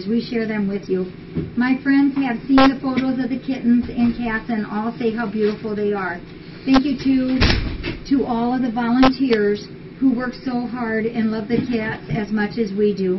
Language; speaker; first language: English; native; English